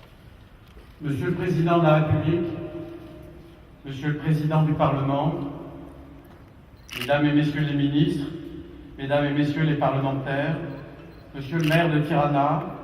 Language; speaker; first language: French; native; French